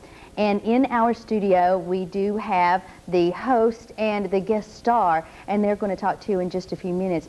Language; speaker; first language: English; native; English